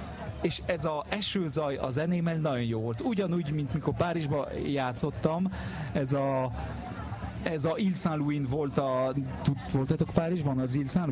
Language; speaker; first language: Hungarian; early bilingual, heritage; French